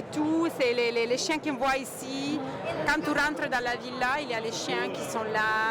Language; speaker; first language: French; non-native, fluent; Italian